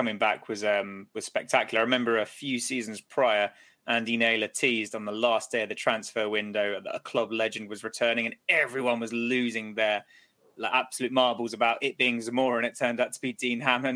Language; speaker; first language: English; native; English